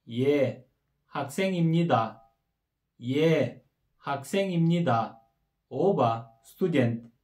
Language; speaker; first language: Korean; non-native, learner; Kyrgyz